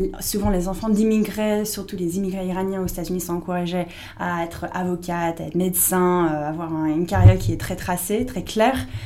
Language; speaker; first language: French; non-native, fluent; English